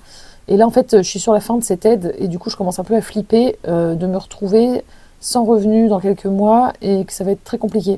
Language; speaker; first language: French; native; French